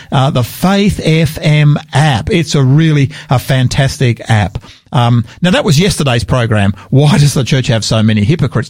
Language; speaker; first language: English; native; English